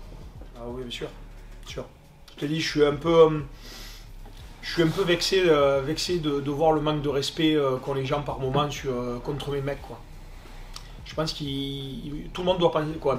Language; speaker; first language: French; native; French